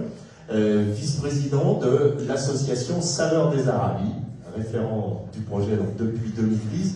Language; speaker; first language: French; native; French